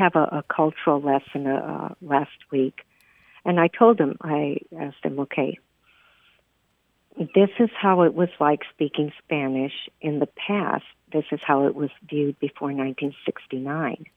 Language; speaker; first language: English; early bilingual, other home language; Spanish